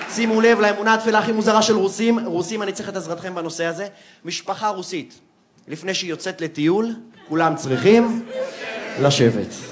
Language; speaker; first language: Hebrew; early bilingual, other home language; Russian